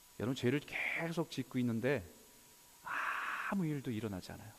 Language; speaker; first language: Korean; native; Korean